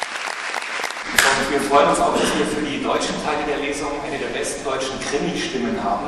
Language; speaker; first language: German; native; German